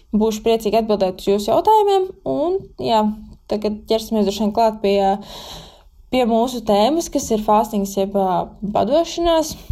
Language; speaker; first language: Latvian; native; Latvian